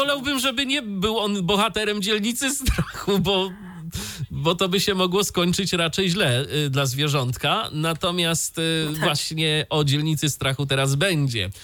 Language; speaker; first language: Polish; native; Polish